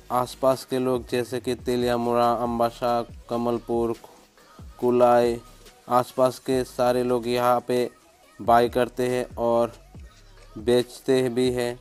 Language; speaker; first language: Hindi; non-native, local second language; Bangla